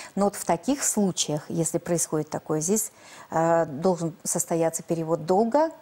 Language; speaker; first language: Russian; native; Russian